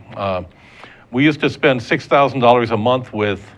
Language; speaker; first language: English; native; English